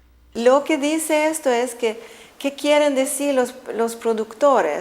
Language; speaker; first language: Spanish; non-native, fluent; Swedish